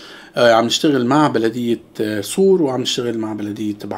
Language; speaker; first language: Arabic; native; Arabic